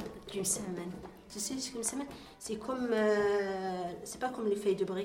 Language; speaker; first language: French; non-native, learner; Arabic